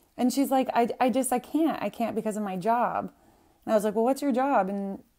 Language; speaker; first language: English; native; English